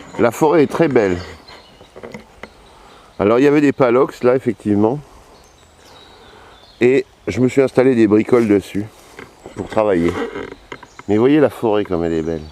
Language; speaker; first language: French; native; French